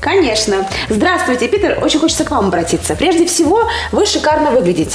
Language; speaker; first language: Russian; native; Russian